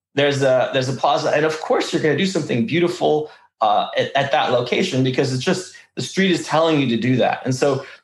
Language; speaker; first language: English; early bilingual, other home language; Russian